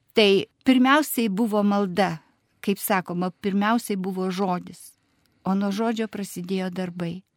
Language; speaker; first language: Lithuanian; non-native, fluent; Russian